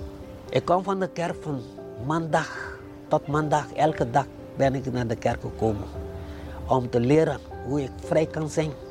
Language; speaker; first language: Dutch; non-native, fluent; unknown